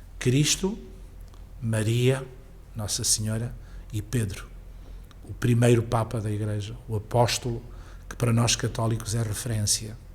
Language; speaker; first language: Portuguese; native; Portuguese